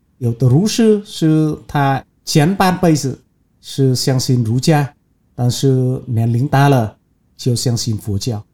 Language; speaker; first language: Chinese; non-native, fluent; Vietnamese